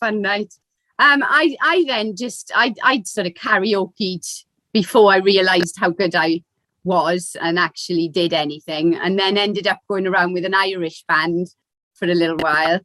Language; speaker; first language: English; native; English